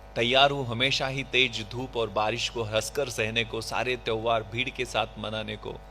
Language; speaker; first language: Hindi; non-native, local second language; Marathi